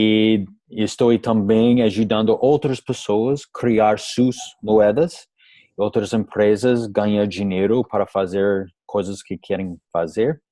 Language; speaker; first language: Portuguese; non-native, learner; English